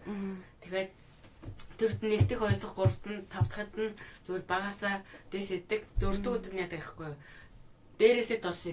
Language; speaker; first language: Mongolian; early bilingual, heritage; Mongolian